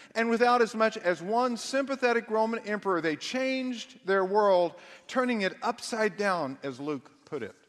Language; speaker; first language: English; native; English